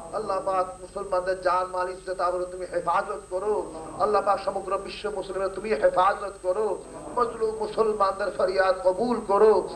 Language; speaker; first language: Bangla; non-native, fluent; Urdu